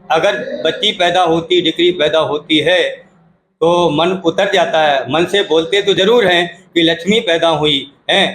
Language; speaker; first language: Hindi; non-native, local second language; Gujarati